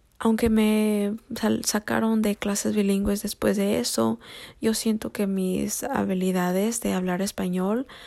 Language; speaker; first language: Spanish; early bilingual, heritage; Spanish